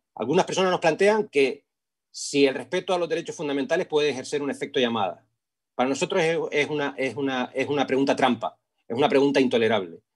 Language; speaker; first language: Spanish; native; Spanish